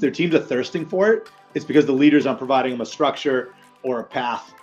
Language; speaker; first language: English; native; English